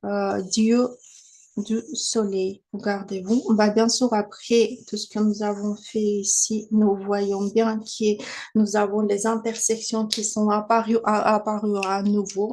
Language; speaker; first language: French; non-native, fluent; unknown